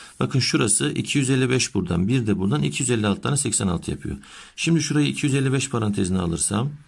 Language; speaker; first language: Turkish; native; Turkish